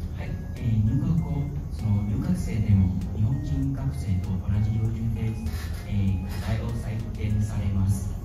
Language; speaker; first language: Japanese; non-native, fluent; Chinese